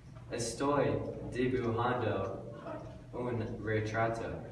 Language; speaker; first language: Spanish; non-native, learner; English